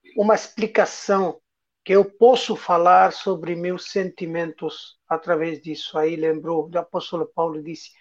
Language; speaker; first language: Portuguese; non-native, fluent; Arabic